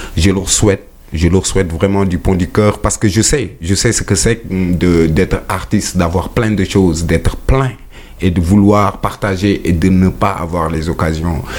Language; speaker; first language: French; non-native, local second language; Wolof